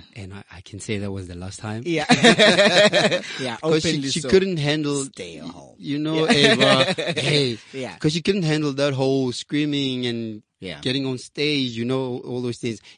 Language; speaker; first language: English; non-native, local second language; Southern Sotho